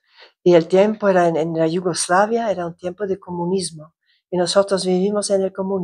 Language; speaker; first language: Spanish; non-native, fluent; Croatian